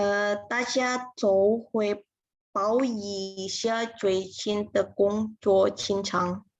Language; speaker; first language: Chinese; non-native, learner; Indonesian